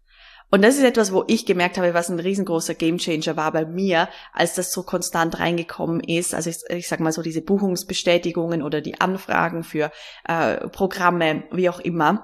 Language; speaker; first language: German; native; German